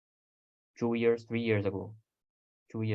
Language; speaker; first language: English; non-native, learner; Portuguese